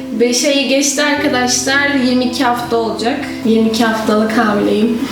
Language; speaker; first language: Turkish; native; Turkish